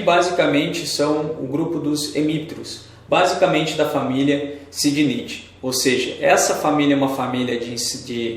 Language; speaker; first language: Portuguese; native; Portuguese